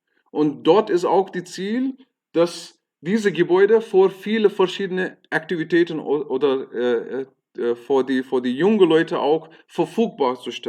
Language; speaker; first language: German; non-native, fluent; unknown